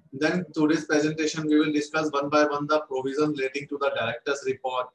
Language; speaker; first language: English; non-native, local second language; Hindi